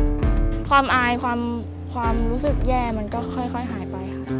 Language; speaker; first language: Thai; native; Thai